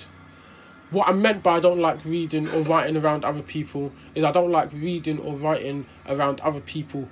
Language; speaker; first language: English; native; English